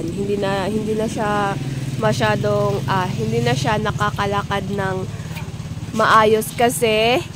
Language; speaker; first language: Filipino; non-native, local second language; Cebuano